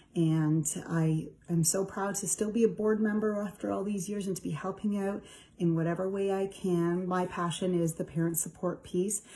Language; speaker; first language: English; native; English